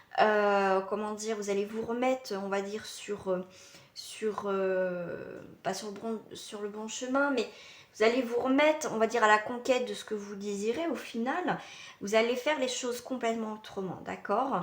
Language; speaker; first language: French; native; French